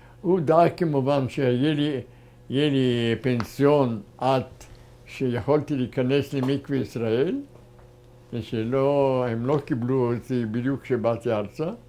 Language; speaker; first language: Hebrew; non-native, fluent; German